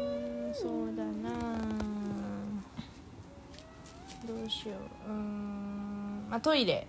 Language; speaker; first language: Japanese; non-native, fluent; Korean